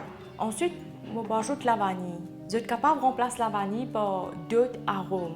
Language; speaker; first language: French; non-native, local second language; Morisyen